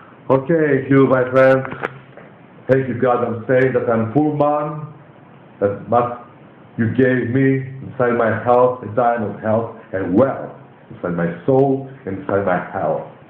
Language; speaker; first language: English; non-native, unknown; Greek